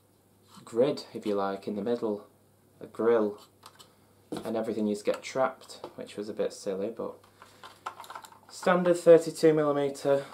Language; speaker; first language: English; native; English